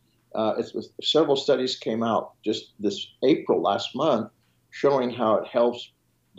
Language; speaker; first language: English; non-native, fluent; French